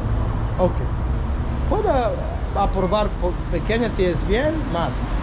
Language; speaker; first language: Portuguese; non-native, learner; Swahili